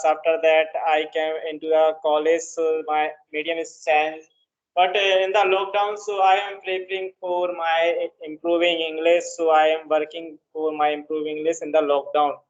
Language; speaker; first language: English; non-native, learner; Hindi